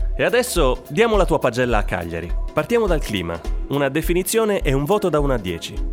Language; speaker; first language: Italian; native; Italian